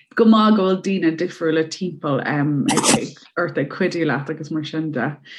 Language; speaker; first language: Irish; non-native, local second language; English